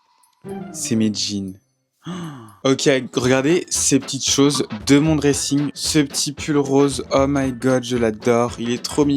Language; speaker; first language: French; native; French